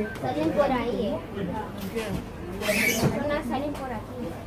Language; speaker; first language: Spanish; early bilingual, other home language; English